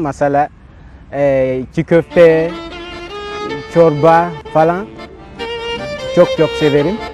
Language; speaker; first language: Turkish; non-native, learner; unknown